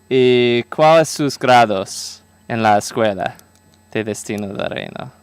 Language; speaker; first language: Spanish; non-native, learner; English